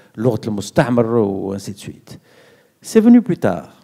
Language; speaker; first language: French; non-native, local second language; Arabic